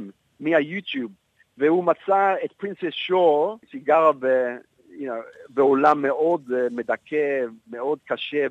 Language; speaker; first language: Hebrew; non-native, fluent; English